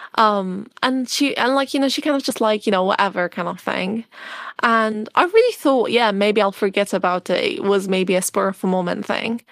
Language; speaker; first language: English; non-native, fluent; Arabic